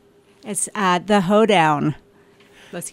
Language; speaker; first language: Spanish; non-native, learner; English